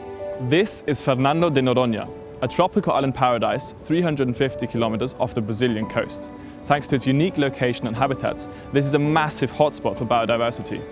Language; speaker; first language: English; non-native, fluent; German